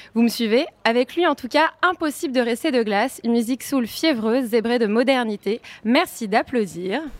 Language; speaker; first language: French; native; French